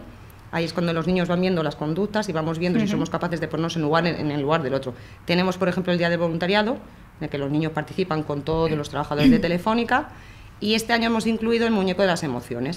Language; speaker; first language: Spanish; native; Spanish